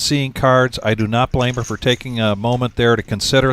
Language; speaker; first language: English; native; English